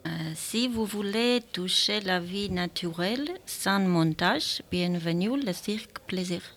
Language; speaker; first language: French; non-native, learner; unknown